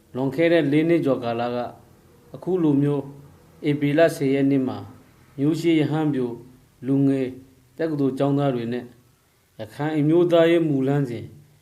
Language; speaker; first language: Burmese; native; Burmese